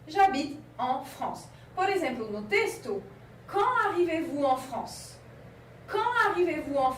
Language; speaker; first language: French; non-native, fluent; Portuguese